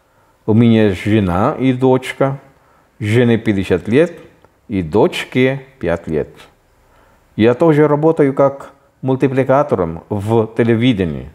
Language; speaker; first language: Russian; non-native, fluent; Filipino